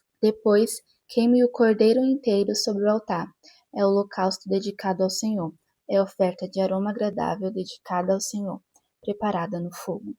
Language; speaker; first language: Portuguese; native; Portuguese